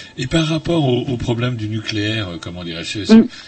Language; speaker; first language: French; native; French